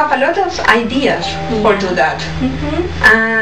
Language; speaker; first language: English; non-native, learner; Spanish